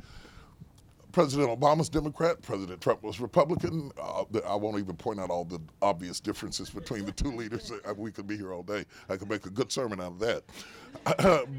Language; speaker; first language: English; native; English